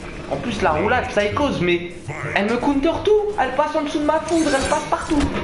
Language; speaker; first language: French; native; French